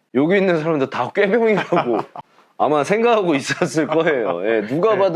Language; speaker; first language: Korean; native; Korean